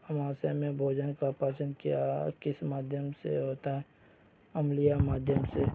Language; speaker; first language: Hindi; native; Hindi